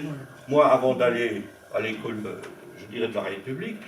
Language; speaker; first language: French; non-native, local second language; Swiss German